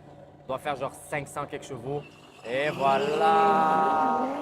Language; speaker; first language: French; native; French